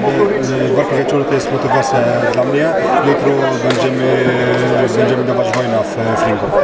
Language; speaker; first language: Polish; non-native, fluent; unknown